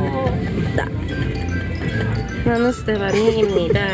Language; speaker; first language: Korean; non-native, learner; Indonesian